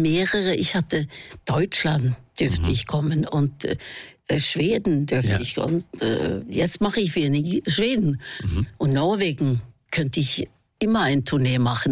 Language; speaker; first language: German; non-native, fluent; Norwegian